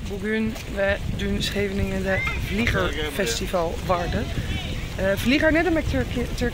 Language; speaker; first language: Turkish; non-native, learner; Dutch